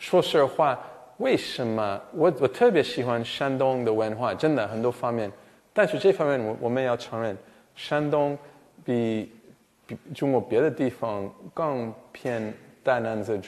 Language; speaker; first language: Chinese; non-native, fluent; English